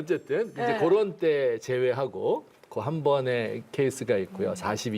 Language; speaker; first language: Korean; native; Korean